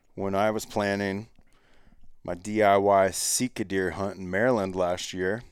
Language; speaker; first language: English; native; English